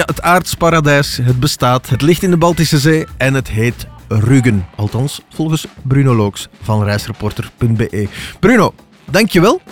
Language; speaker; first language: Dutch; native; Dutch